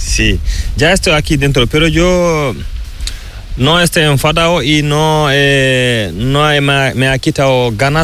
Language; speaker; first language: Spanish; non-native, learner; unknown